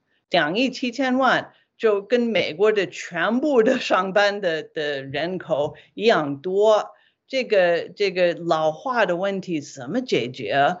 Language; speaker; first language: Chinese; non-native, fluent; English